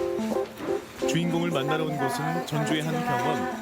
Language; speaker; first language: Korean; native; Korean